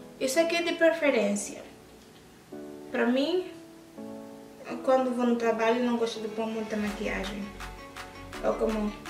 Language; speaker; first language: Portuguese; early bilingual, heritage; English